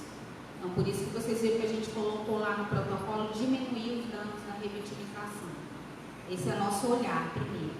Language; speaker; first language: Portuguese; native; Portuguese